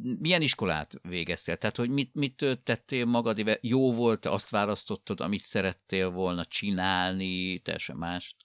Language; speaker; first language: Hungarian; native; Hungarian